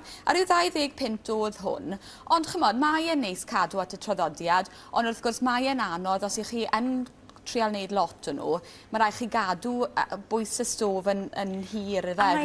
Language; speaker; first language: Welsh; native; Welsh